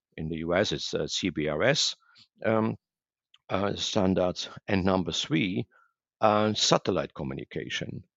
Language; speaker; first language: English; non-native, fluent; German